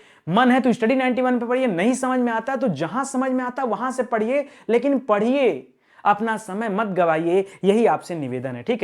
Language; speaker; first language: Hindi; native; Hindi